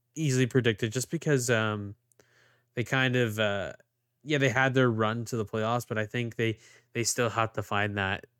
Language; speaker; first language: English; early bilingual, other home language; Maltese